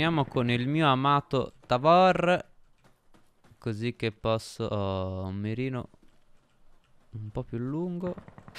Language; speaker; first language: Italian; native; Italian